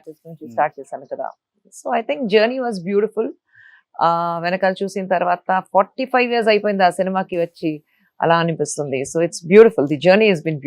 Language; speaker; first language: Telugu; non-native, fluent; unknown